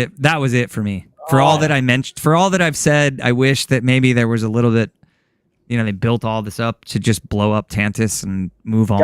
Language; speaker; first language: English; native; English